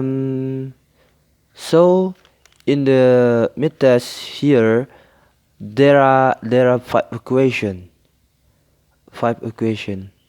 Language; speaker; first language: English; non-native, learner; Indonesian